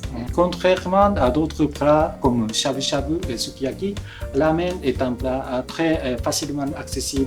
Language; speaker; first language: French; non-native, fluent; Japanese